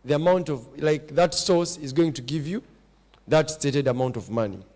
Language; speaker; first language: English; non-native, local second language; Swahili